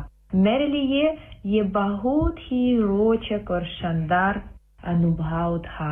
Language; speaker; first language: Hindi; non-native, fluent; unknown